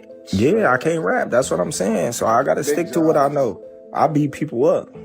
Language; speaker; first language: English; native; English